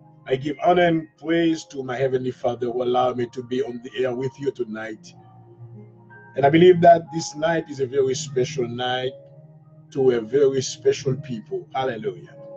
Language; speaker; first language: English; non-native, fluent; Haitian Creole